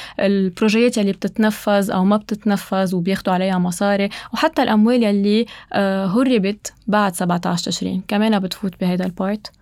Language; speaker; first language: Arabic; native; Arabic